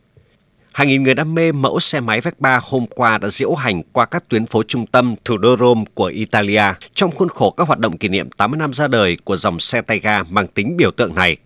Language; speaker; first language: Vietnamese; native; Vietnamese